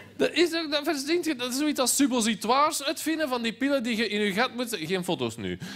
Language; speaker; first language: Dutch; native; Dutch